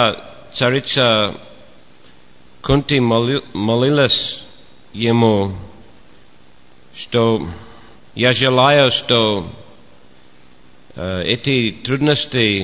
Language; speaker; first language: Russian; non-native, fluent; English